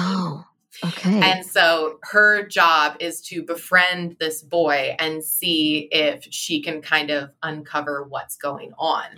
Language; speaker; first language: English; native; English